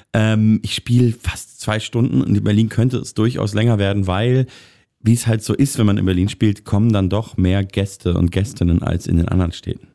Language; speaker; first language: German; native; German